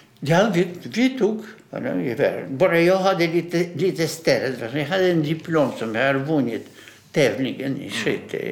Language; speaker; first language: Swedish; non-native, fluent; Russian